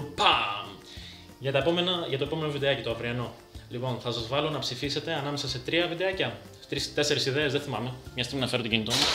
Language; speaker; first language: Greek; early bilingual, other home language; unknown